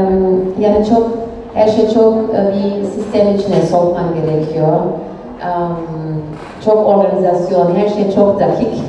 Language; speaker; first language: Turkish; non-native, fluent; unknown